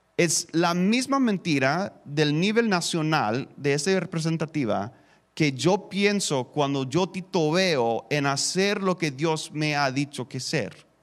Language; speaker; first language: Spanish; non-native, fluent; English